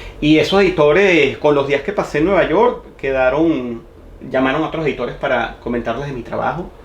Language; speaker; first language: Spanish; native; Spanish